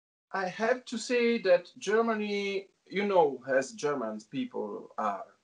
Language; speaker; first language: English; non-native, learner; Italian